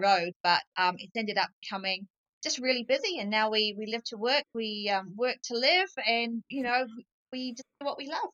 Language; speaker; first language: English; native; English